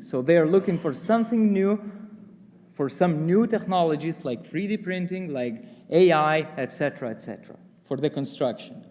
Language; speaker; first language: English; non-native, fluent; Lithuanian